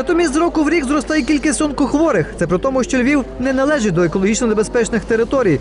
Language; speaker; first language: Ukrainian; native; Ukrainian